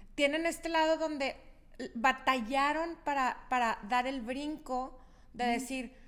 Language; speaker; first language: Spanish; native; Spanish